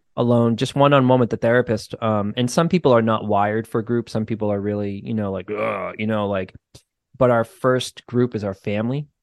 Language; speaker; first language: English; native; English